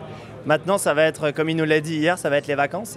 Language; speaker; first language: French; native; French